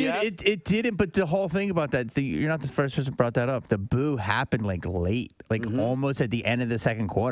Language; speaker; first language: English; native; English